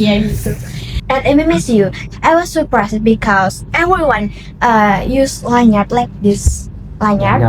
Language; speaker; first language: English; non-native, learner; Indonesian